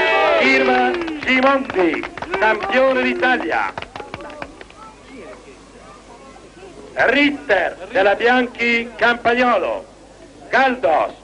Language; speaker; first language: Italian; native; Italian